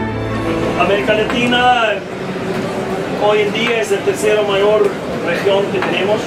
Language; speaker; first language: Spanish; non-native, fluent; Swedish